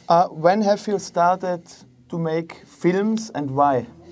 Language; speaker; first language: English; non-native, learner; German